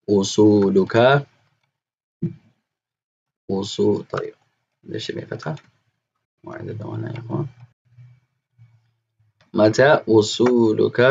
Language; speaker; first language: Arabic; non-native, fluent; English